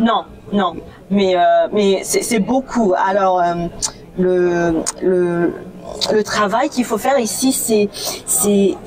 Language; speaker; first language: French; non-native, fluent; English